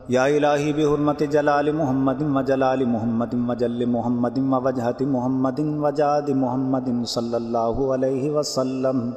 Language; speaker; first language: Arabic; non-native, learner; Urdu